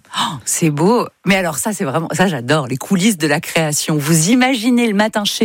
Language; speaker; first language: French; native; French